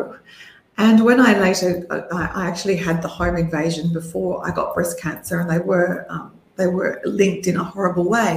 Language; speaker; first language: English; native; English